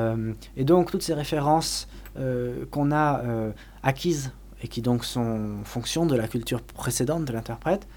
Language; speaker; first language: French; native; French